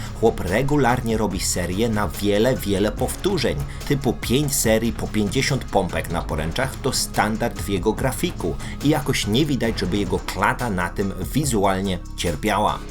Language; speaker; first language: Polish; native; Polish